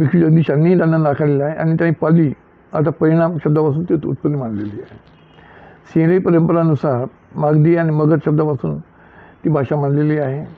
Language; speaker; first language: Marathi; native; Marathi